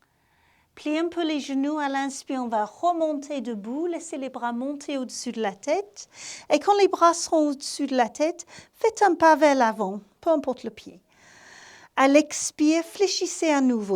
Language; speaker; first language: French; native; French